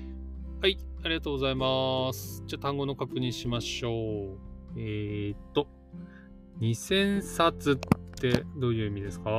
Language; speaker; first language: Japanese; native; Japanese